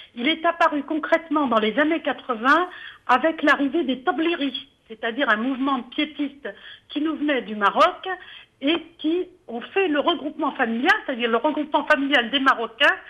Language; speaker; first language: French; native; French